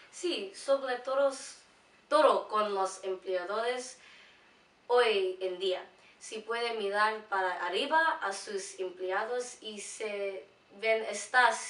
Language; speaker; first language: Spanish; non-native, learner; English